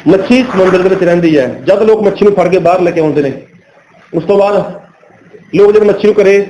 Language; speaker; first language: Hindi; non-native, local second language; Punjabi